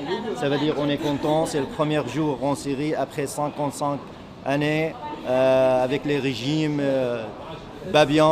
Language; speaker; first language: French; non-native, learner; Arabic